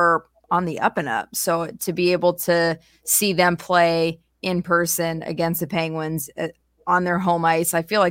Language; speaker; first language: English; native; English